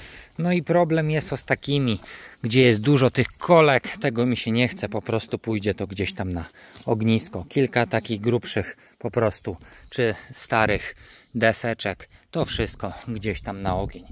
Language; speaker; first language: Polish; native; Polish